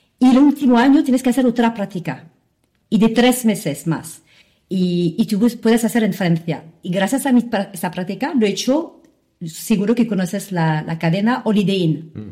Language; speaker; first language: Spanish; non-native, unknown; Arabic